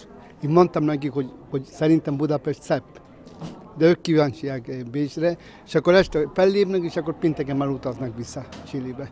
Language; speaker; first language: Hungarian; non-native, fluent; Spanish